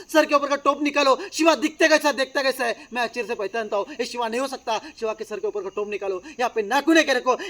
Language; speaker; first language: Hindi; non-native, local second language; Marathi